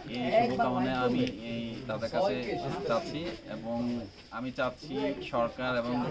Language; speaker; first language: Bangla; native; Bangla